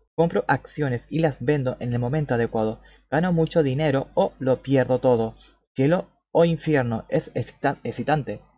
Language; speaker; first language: Spanish; native; Spanish